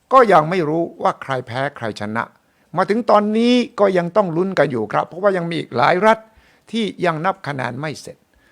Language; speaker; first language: Thai; native; Thai